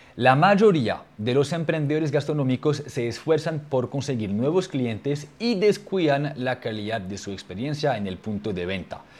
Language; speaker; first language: Spanish; non-native, fluent; French